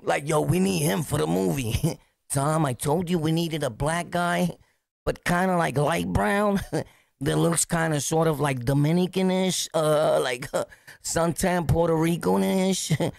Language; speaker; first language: English; early bilingual, other home language; Spanish